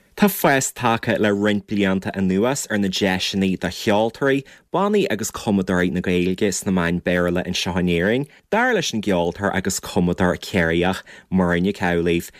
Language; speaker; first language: Irish; native; Irish